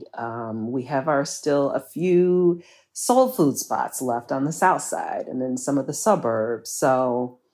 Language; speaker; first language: English; native; English